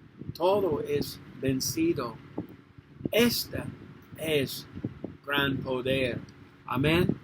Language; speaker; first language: Spanish; non-native, learner; English